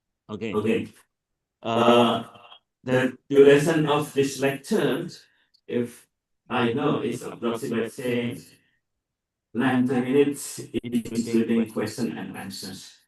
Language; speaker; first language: English; non-native, fluent; Indonesian